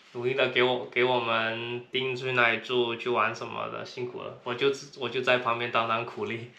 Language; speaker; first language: Chinese; non-native, local second language; Cantonese